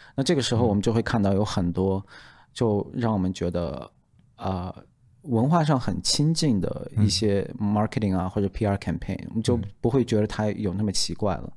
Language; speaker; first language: Chinese; native; Chinese